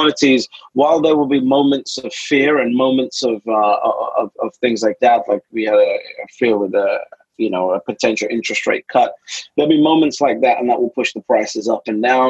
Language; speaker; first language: English; native; English